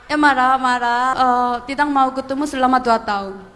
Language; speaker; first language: Indonesian; non-native, fluent; Korean